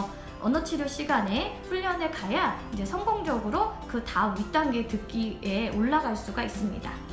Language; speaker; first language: Korean; native; Korean